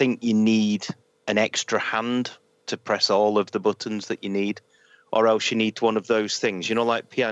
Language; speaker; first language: English; native; English